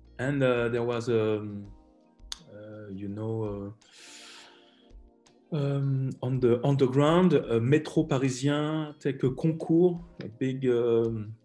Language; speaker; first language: English; non-native, learner; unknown